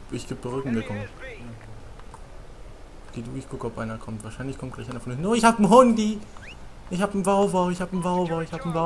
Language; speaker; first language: German; native; German